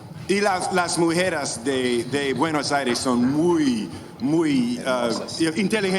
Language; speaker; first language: Spanish; non-native, learner; English